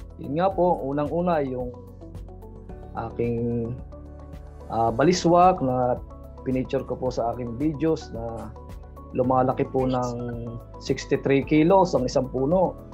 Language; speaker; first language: Filipino; native; Filipino